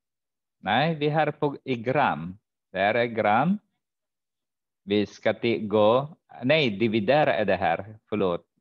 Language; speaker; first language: Swedish; non-native, fluent; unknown